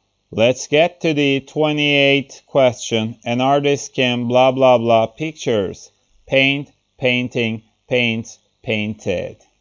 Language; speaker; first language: English; non-native, fluent; Turkish